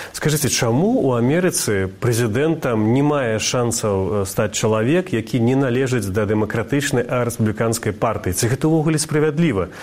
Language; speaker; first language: Belarusian; native; Belarusian